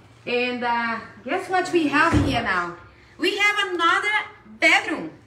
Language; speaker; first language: English; non-native, fluent; Portuguese